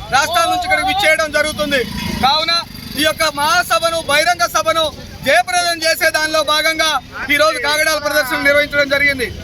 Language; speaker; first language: Telugu; native; Telugu